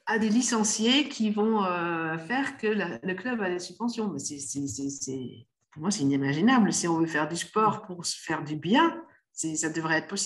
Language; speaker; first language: French; native; French